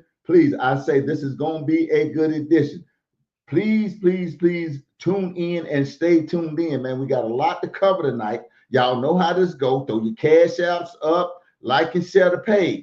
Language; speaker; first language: English; native; English